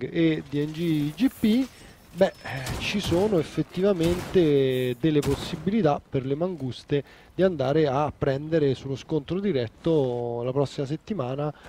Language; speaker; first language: Italian; native; Italian